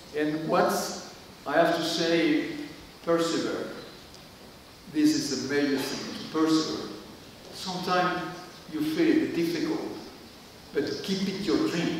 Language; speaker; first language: English; non-native, learner; French